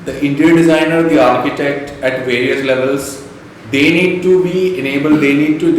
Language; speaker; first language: English; non-native, local second language; Malayalam